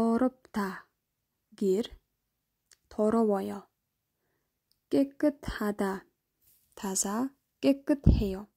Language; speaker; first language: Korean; non-native, fluent; Kyrgyz